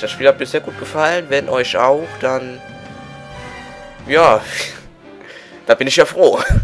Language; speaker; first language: German; native; German